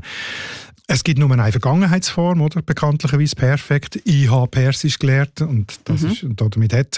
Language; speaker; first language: German; native; German